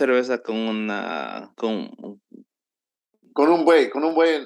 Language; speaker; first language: Spanish; early bilingual, heritage; Spanish